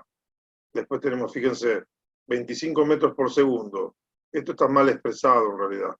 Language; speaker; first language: Spanish; native; Spanish